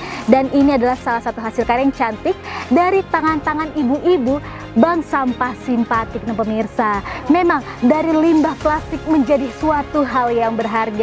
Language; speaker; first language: Indonesian; native; Indonesian